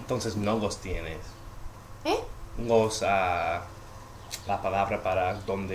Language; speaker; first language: Spanish; non-native, learner; English